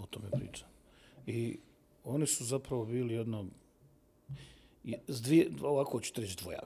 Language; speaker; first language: Serbian; native; Serbian